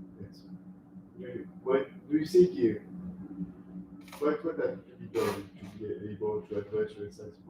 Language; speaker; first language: English; non-native, fluent; French